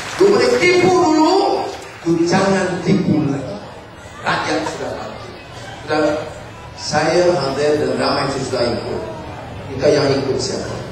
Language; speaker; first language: Malay; native; Malay